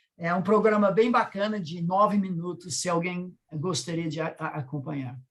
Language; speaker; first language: Portuguese; non-native, fluent; English